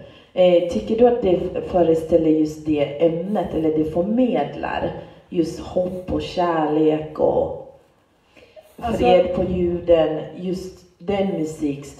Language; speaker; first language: Swedish; native; Swedish